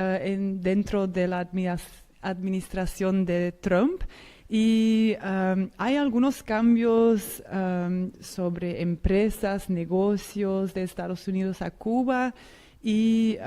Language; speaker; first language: Spanish; non-native, fluent; Dutch